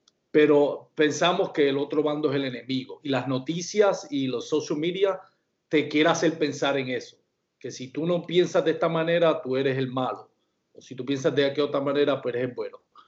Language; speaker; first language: Spanish; native; Spanish